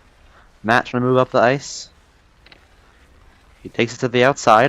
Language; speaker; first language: English; native; English